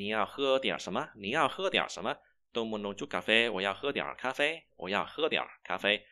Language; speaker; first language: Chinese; non-native, fluent; Vietnamese